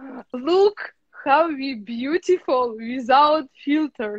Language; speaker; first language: English; non-native, learner; Russian